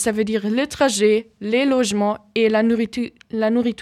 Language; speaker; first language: French; non-native, fluent; German